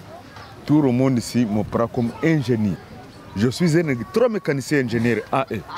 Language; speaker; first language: French; non-native, local second language; Kinyarwanda